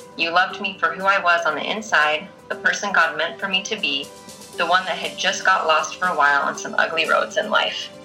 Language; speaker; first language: English; native; English